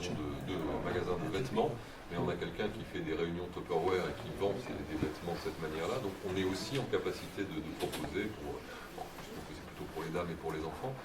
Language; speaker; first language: French; native; French